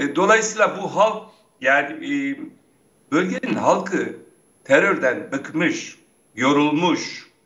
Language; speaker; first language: Turkish; non-native, local second language; Kurdish